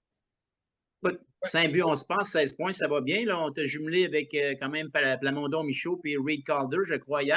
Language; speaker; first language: French; native; French